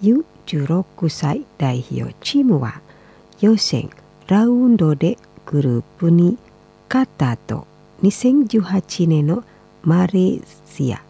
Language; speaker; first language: Japanese; non-native, fluent; Indonesian